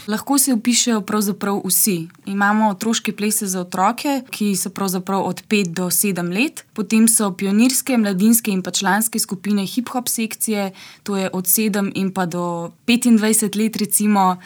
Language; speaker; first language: Slovenian; native; Slovenian